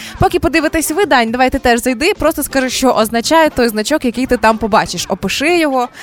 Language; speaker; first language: Ukrainian; native; Ukrainian